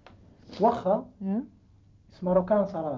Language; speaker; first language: Dutch; non-native, learner; Arabic